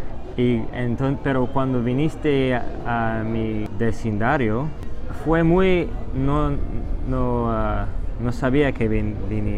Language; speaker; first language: Spanish; non-native, fluent; English